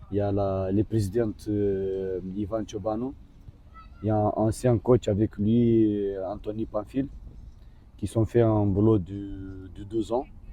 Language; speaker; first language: French; non-native, learner; Romanian